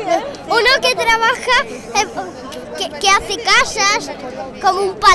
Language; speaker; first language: Spanish; non-native, local second language; Catalan